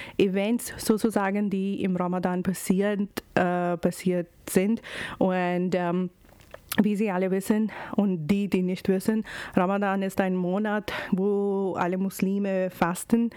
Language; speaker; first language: German; non-native, fluent; Urdu